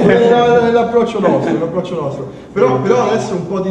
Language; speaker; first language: Italian; native; Italian